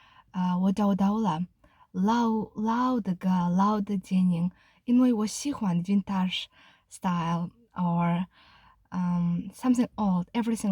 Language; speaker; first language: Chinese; non-native, learner; Kazakh